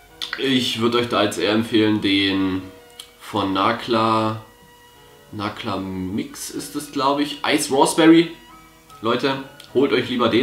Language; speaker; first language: German; native; German